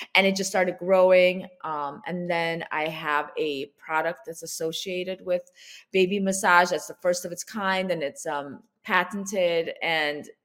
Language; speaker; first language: English; early bilingual, other home language; Russian